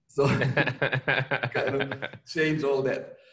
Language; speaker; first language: English; non-native, fluent; Serbian